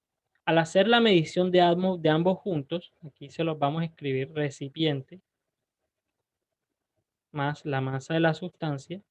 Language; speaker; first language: Spanish; native; Spanish